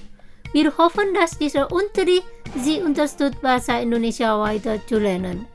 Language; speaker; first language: German; non-native, fluent; Indonesian